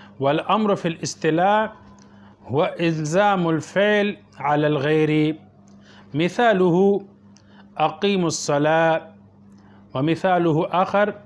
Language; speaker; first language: Arabic; non-native, fluent; Urdu